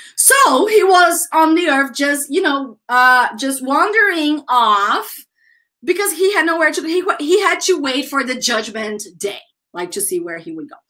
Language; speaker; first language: English; non-native, fluent; Portuguese